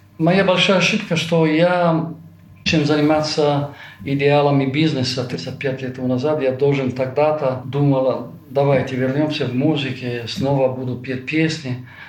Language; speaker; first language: Russian; non-native, fluent; Italian